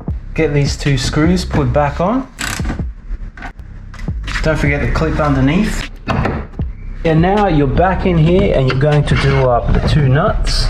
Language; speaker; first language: English; native; English